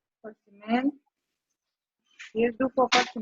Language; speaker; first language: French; non-native, learner; Spanish